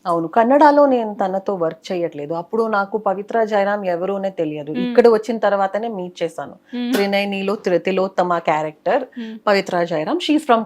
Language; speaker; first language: Telugu; non-native, local second language; Kannada